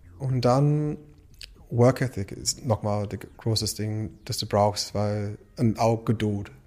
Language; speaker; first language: German; non-native, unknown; English